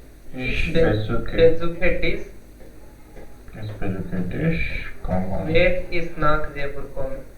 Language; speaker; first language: German; non-native, learner; Hindi